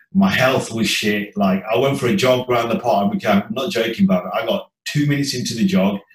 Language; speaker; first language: English; native; English